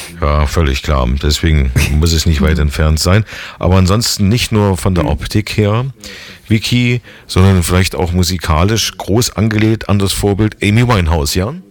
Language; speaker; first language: German; native; German